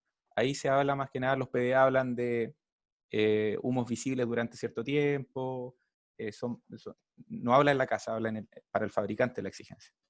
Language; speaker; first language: Spanish; native; Spanish